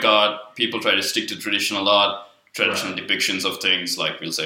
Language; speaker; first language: English; non-native, local second language; Sinhala